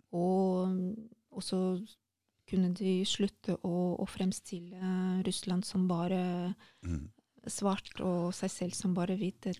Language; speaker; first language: Norwegian; non-native, fluent; Russian